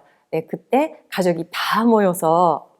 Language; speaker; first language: Korean; non-native, fluent; Japanese